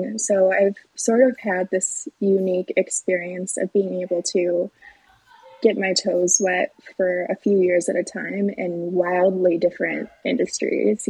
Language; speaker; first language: English; native; English